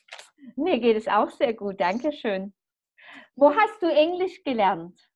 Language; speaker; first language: German; non-native, fluent; Spanish